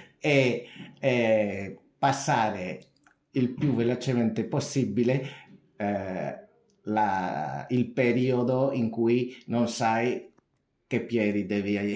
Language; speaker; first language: Italian; non-native, fluent; French